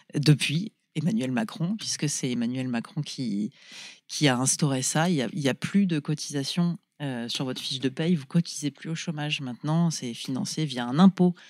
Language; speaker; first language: French; native; French